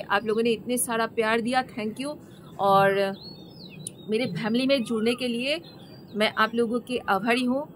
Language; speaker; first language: Hindi; non-native, local second language; Bangla